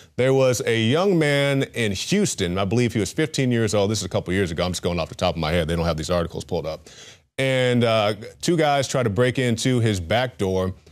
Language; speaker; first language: English; native; English